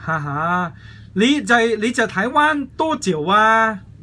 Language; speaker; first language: Chinese; non-native, local second language; Cantonese